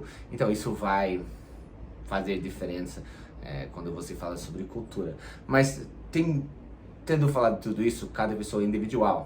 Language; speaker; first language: Portuguese; non-native, fluent; English